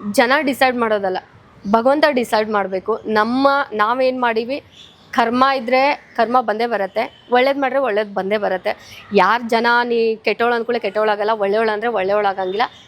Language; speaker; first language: Kannada; native; Kannada